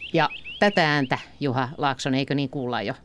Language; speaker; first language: Finnish; native; Finnish